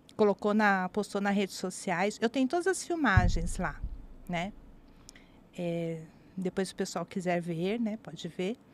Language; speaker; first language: Portuguese; native; Portuguese